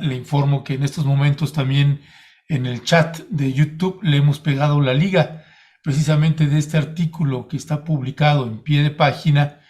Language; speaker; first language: Spanish; native; Spanish